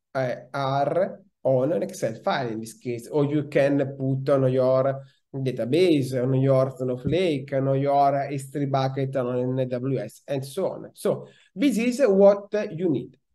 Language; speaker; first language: English; non-native, fluent; Italian